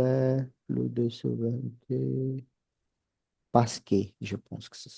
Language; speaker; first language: French; non-native, fluent; Portuguese